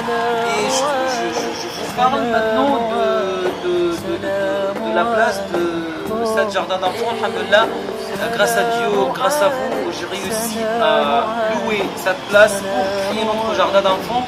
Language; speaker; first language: French; non-native, fluent; Arabic